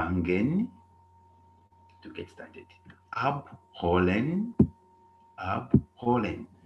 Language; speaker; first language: German; non-native, fluent; English